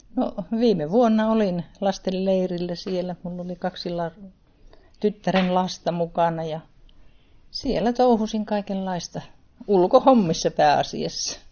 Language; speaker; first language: Finnish; native; Finnish